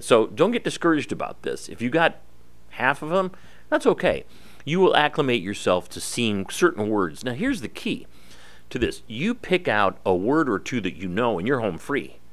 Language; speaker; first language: English; native; English